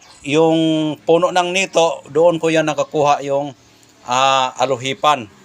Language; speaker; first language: Filipino; non-native, local second language; Cebuano